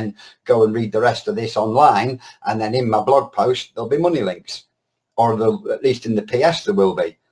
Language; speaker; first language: English; native; English